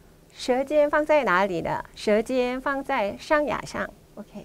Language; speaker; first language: Chinese; non-native, fluent; Korean